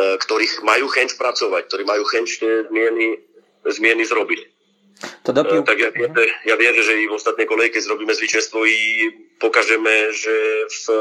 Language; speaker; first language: Polish; non-native, learner; Slovak